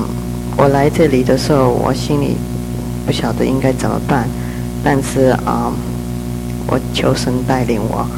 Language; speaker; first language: Chinese; early bilingual, heritage; Chinese